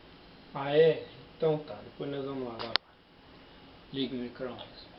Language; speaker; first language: Portuguese; native; Portuguese